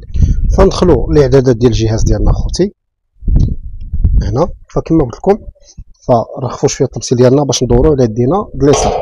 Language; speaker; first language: Arabic; native; Arabic